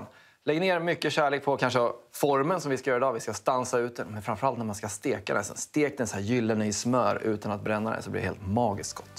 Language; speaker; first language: Swedish; native; Swedish